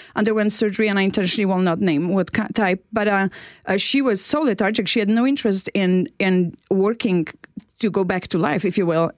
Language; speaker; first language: English; non-native, fluent; Polish